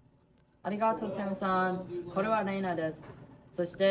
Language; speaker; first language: Japanese; non-native, learner; English